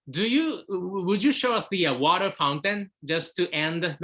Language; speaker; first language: English; non-native, fluent; Japanese